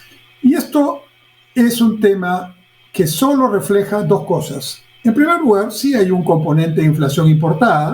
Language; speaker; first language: Spanish; native; Spanish